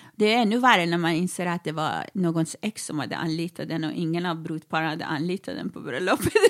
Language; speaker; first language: Swedish; non-native, fluent; Persian